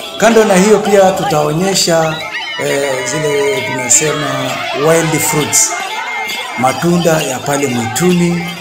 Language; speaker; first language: Swahili; non-native, local second language; Turkmen